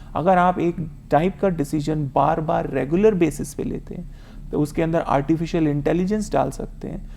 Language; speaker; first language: Hindi; native; Hindi